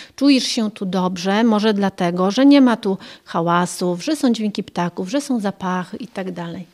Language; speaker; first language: Polish; early bilingual, other home language; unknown